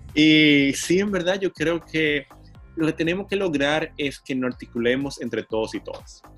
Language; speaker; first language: Spanish; native; Spanish